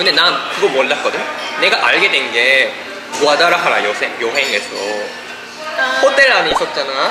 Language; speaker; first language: Korean; non-native, fluent; Japanese